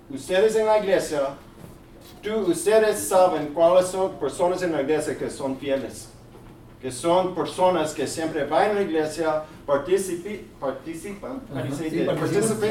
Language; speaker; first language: Spanish; early bilingual, heritage; English